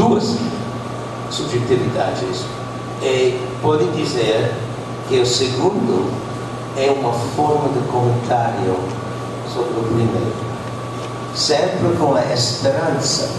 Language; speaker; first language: Portuguese; non-native, fluent; English